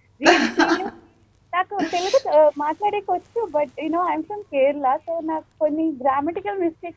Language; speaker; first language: Telugu; non-native, local second language; Malayalam